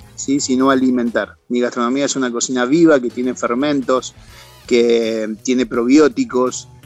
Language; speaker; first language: Spanish; native; Spanish